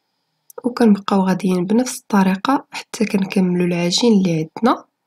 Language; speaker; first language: Arabic; native; Arabic